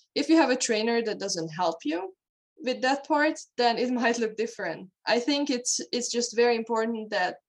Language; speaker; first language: English; non-native, fluent; Hungarian